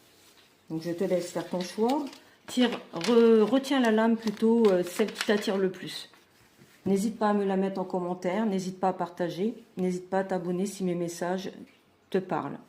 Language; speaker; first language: French; native; French